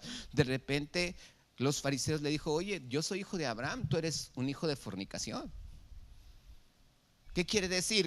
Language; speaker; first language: Spanish; native; Spanish